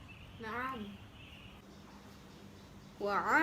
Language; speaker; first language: Arabic; non-native, fluent; Indonesian